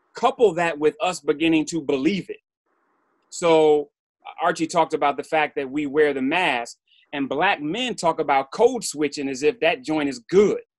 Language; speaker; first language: English; native; English